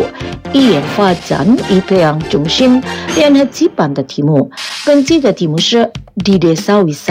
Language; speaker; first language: Chinese; early bilingual, heritage; Chinese